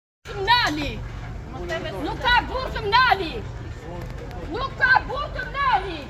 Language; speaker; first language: Albanian; native; Albanian